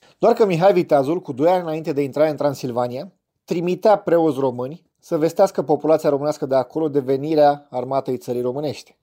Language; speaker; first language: Romanian; native; Romanian